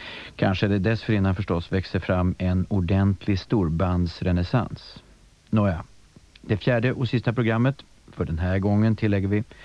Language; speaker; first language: Swedish; native; Swedish